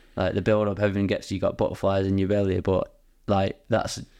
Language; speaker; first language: English; native; English